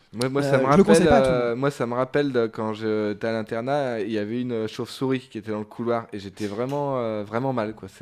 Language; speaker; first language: French; native; French